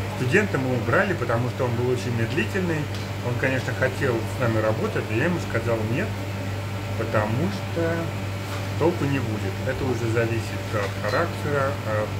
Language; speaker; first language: Russian; native; Russian